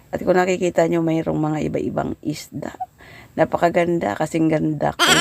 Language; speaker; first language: Filipino; non-native, local second language; Hiligaynon